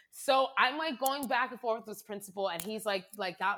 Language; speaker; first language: English; native; English